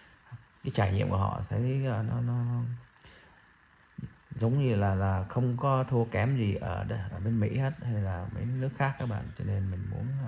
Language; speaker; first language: Vietnamese; early bilingual, heritage; Vietnamese